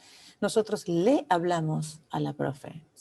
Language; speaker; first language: Spanish; non-native, fluent; English